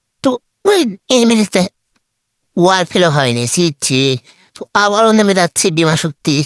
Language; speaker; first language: Bangla; native; Bangla